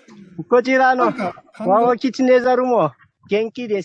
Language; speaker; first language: Japanese; non-native, fluent; Malagasy